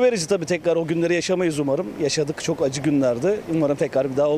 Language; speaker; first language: Turkish; native; Turkish